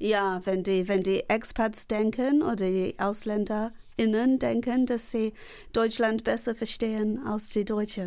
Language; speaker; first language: German; non-native, fluent; English